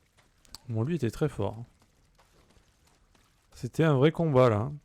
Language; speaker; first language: French; native; French